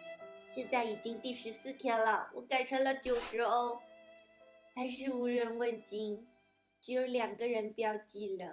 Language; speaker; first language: Chinese; native; Chinese